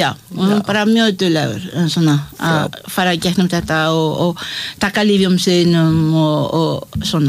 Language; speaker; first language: Icelandic; non-native, learner; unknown